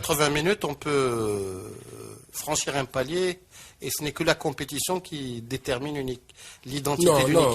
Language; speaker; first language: French; non-native, local second language; Arabic